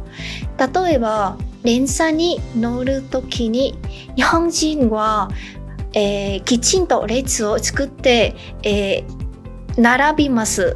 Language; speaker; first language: Japanese; non-native, fluent; Vietnamese